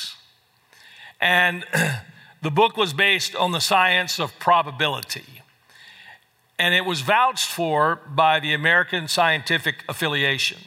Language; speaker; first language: English; native; English